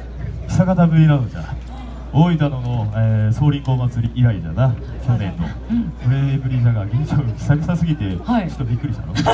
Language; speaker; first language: Japanese; native; Japanese